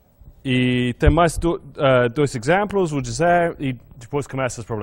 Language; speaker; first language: Portuguese; non-native, fluent; English